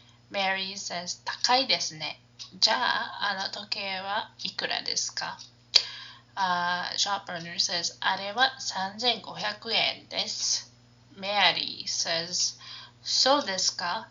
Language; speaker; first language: Japanese; non-native, fluent; English